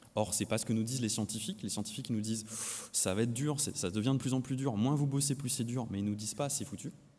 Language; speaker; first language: French; native; French